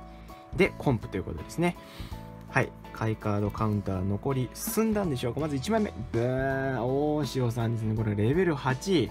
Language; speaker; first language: Japanese; native; Japanese